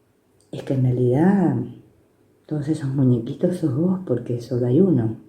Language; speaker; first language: Spanish; native; Spanish